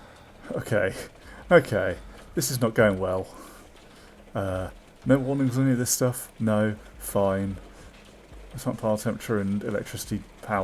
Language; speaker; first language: English; native; English